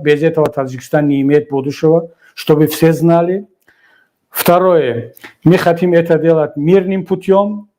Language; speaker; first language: Russian; non-native, local second language; Tajik